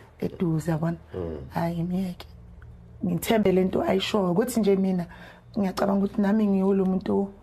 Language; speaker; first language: Zulu; native; Zulu